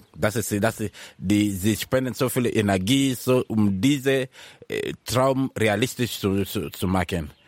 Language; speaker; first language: German; non-native, learner; Swahili